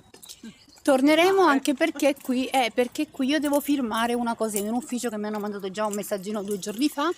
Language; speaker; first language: Italian; native; Italian